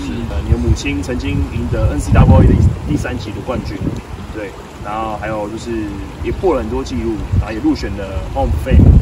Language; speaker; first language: Chinese; native; Chinese